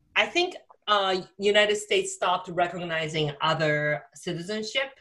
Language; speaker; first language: English; non-native, fluent; Japanese